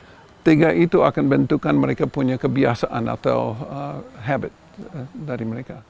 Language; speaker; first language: Indonesian; non-native, fluent; English